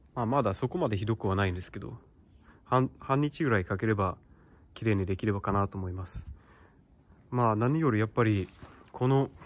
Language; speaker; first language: Japanese; non-native, fluent; Swedish